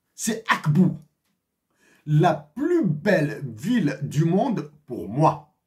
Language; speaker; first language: French; non-native, local second language; Kabyle